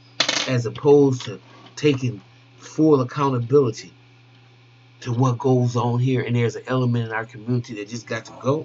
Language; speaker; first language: English; native; English